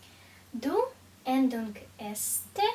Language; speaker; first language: German; non-native, fluent; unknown